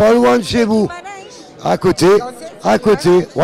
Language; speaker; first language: French; native; French